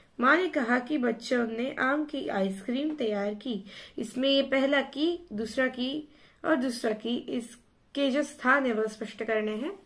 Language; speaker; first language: Hindi; non-native, local second language; Marathi